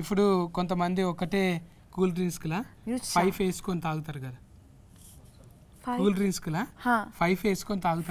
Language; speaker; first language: Telugu; native; Telugu